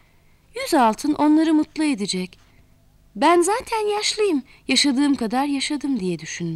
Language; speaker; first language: Turkish; native; Turkish